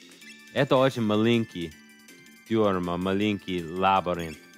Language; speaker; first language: Russian; non-native, learner; English